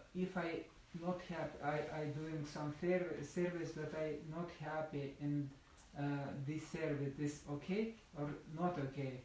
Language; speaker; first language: English; non-native, learner; Lithuanian